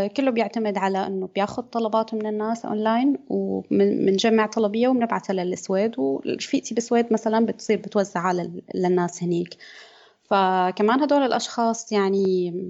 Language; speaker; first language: Arabic; native; Arabic